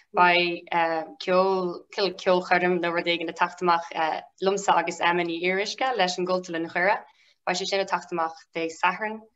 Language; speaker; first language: Irish; non-native, local second language; English